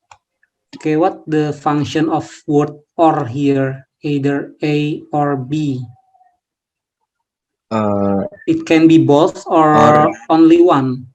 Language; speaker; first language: English; non-native, learner; Indonesian